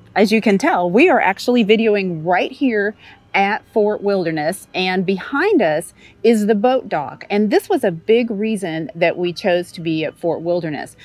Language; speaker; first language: English; native; English